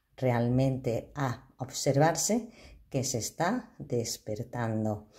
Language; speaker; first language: Spanish; native; Spanish